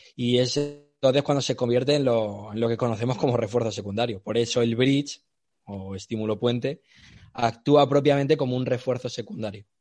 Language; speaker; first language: Spanish; native; Spanish